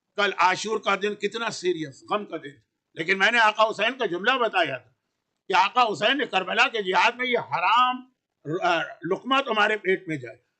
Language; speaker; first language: Urdu; native; Urdu